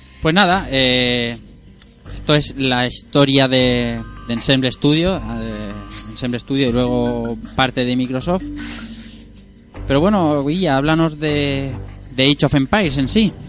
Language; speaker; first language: Spanish; native; Spanish